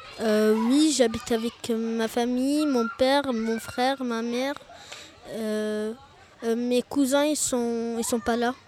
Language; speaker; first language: French; non-native, local second language; Arabic